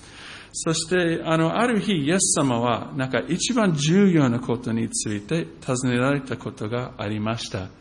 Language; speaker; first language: Japanese; non-native, fluent; English